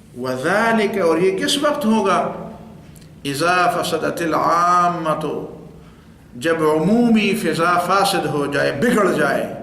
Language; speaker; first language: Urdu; non-native, local second language; Pashto